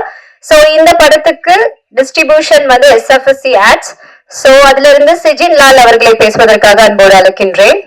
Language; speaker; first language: Tamil; native; Tamil